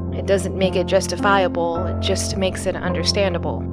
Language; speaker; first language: English; early bilingual, other home language; Filipino